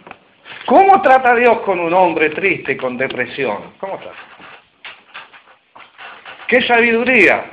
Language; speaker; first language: Spanish; native; Spanish